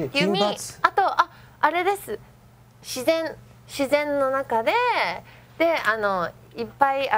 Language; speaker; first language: Japanese; non-native, learner; Chinese